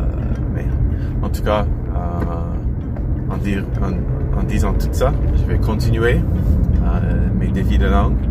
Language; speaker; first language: French; non-native, learner; English